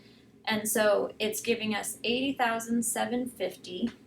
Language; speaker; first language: English; native; English